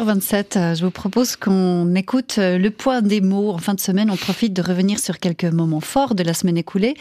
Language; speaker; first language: French; native; French